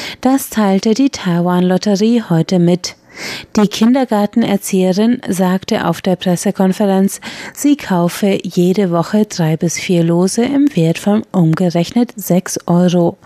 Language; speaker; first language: German; native; German